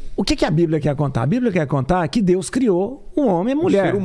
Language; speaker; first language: Portuguese; native; Portuguese